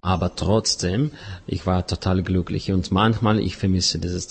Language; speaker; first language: German; non-native, fluent; Russian